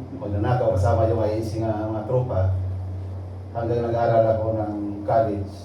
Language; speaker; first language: Filipino; non-native, local second language; Cebuano